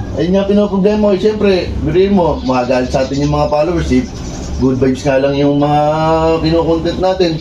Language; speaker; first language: Filipino; native; Filipino